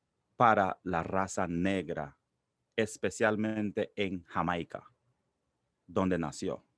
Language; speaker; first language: Spanish; non-native, local second language; English